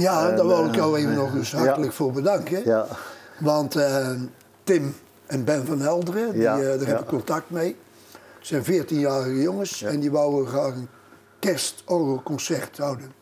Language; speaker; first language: Dutch; native; Dutch